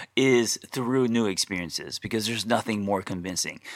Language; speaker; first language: English; native; English